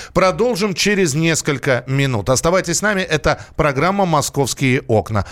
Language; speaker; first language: Russian; native; Russian